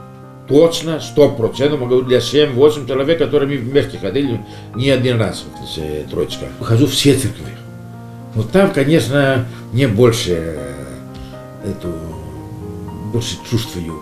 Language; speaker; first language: Russian; non-native, learner; Greek